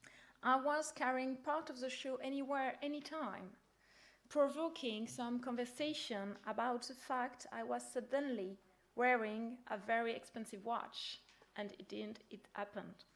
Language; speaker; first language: English; non-native, fluent; French